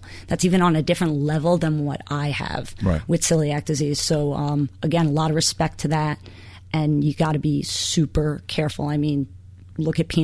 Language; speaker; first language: English; native; English